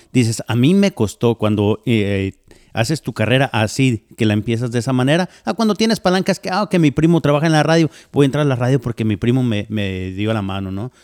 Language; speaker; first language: Spanish; native; Spanish